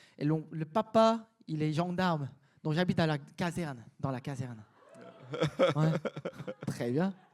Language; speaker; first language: French; non-native, fluent; Korean